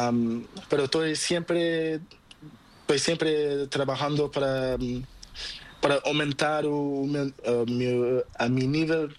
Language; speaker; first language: Spanish; non-native, learner; Portuguese